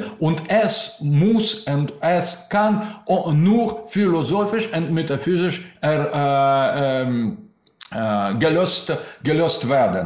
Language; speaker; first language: German; non-native, learner; Russian